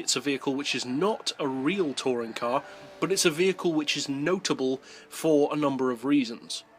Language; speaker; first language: English; native; English